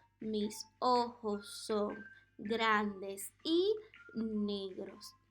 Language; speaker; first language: Spanish; non-native, fluent; English